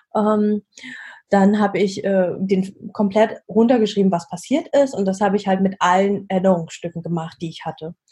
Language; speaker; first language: German; early bilingual, other home language; Vietnamese